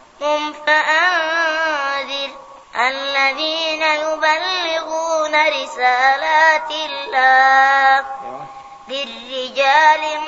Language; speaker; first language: Arabic; native; Arabic